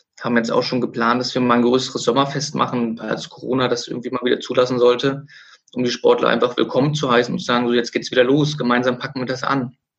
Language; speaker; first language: German; native; German